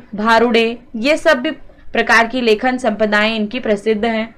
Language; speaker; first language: Hindi; non-native, local second language; Marathi